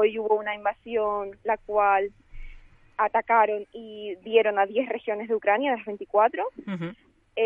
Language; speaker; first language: Spanish; early bilingual, other home language; Ukrainian